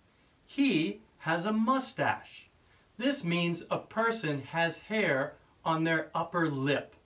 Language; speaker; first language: English; native; English